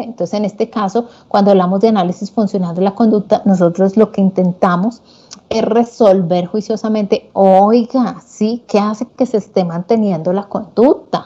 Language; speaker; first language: Spanish; native; Spanish